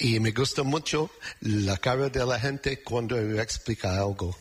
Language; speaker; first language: Spanish; non-native, learner; English